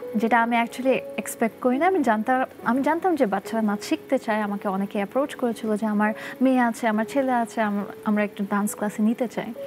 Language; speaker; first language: Bangla; early bilingual, heritage; Bangla